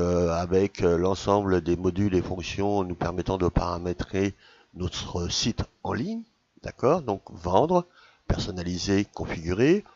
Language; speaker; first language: French; native; French